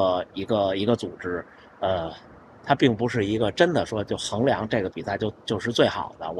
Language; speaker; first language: Chinese; native; Chinese